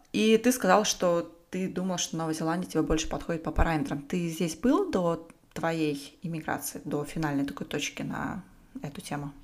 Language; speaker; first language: Russian; native; Russian